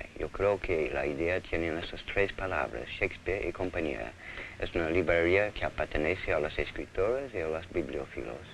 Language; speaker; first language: Spanish; non-native, fluent; English